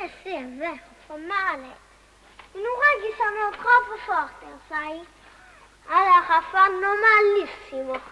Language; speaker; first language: Italian; native; Italian